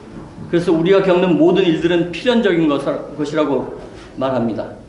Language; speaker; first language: Korean; native; Korean